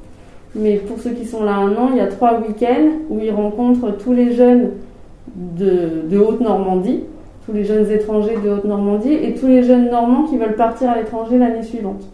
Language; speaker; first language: French; native; French